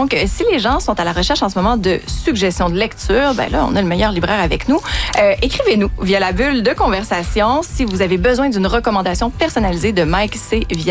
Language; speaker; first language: French; native; French